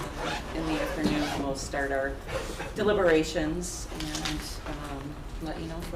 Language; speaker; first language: English; native; English